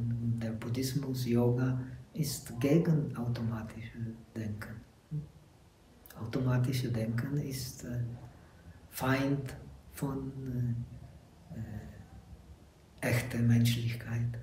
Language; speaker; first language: German; non-native, fluent; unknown